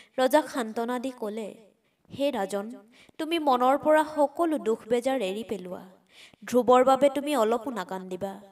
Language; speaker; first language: Assamese; native; Assamese